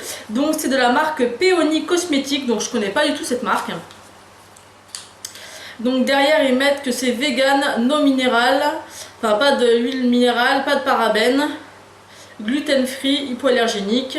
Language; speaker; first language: French; native; French